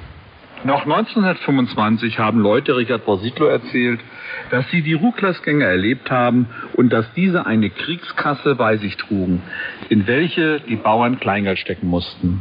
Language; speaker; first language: German; native; German